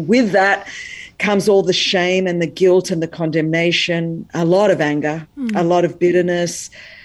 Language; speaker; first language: English; native; English